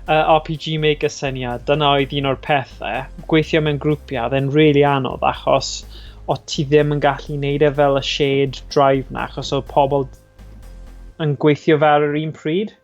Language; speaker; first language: Welsh; native; Welsh